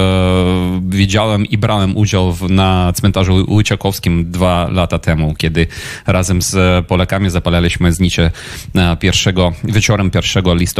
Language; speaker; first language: Polish; non-native, fluent; Ukrainian